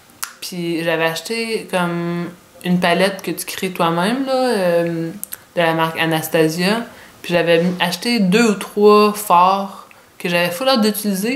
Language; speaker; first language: French; native; French